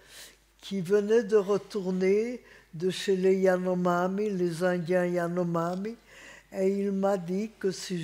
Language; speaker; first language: French; non-native, fluent; Hungarian